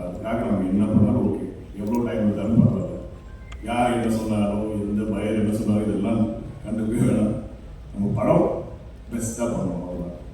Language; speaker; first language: Tamil; non-native, fluent; Malayalam